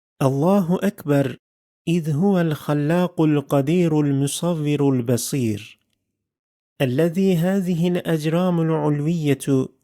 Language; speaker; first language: Arabic; non-native, fluent; Turkish